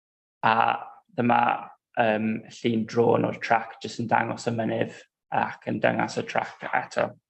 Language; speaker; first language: Welsh; non-native, local second language; English